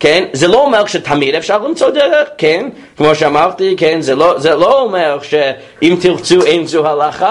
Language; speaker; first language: Hebrew; non-native, fluent; English